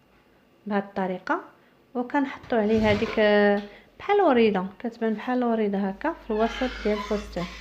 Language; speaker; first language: Arabic; native; Arabic